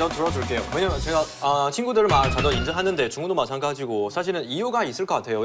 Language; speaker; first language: Korean; non-native, fluent; Chinese